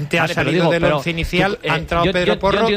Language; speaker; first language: Spanish; native; Spanish